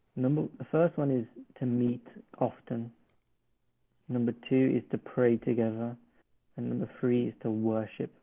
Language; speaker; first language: English; native; English